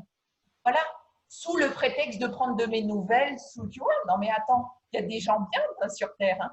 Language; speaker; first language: French; native; French